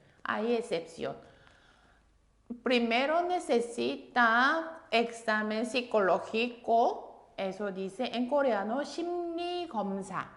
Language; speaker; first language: Spanish; non-native, fluent; Korean